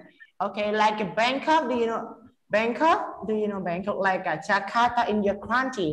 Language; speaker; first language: English; non-native, learner; Thai